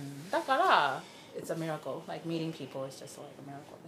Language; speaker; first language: English; non-native, fluent; Japanese